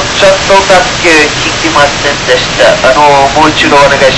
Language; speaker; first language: Japanese; non-native, learner; English